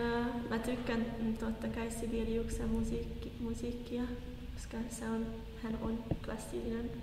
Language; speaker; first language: Finnish; non-native, fluent; Hungarian